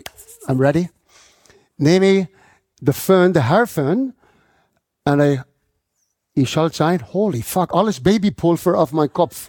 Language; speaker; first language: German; non-native, fluent; English